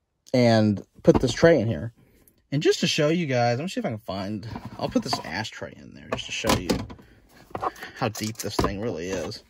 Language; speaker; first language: English; native; English